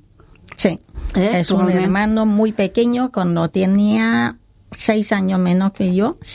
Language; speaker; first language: Spanish; non-native, learner; Khmer